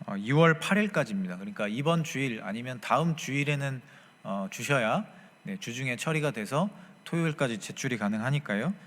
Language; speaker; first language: Korean; native; Korean